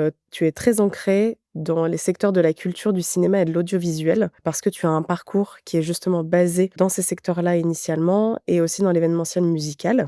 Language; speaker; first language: French; native; French